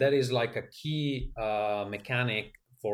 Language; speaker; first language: English; non-native, fluent; Italian